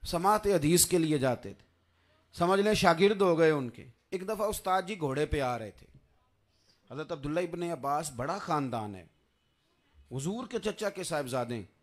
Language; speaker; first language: Urdu; non-native, local second language; Punjabi